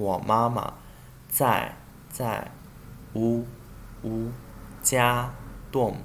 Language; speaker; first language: Chinese; non-native, fluent; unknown